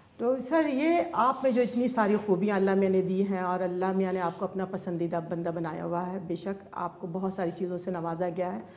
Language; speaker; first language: Urdu; native; Urdu